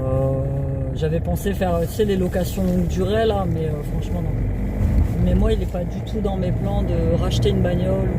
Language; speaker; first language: French; native; French